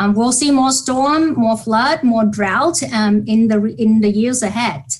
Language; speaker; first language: English; non-native, fluent; Vietnamese